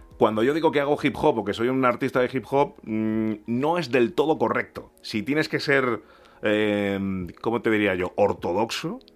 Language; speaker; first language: Spanish; early bilingual, other home language; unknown